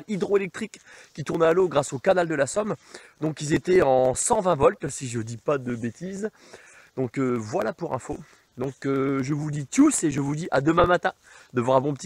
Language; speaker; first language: French; native; French